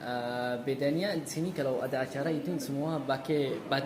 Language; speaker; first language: Indonesian; non-native, learner; Arabic